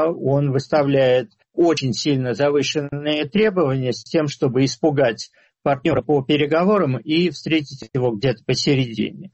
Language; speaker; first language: Russian; native; Russian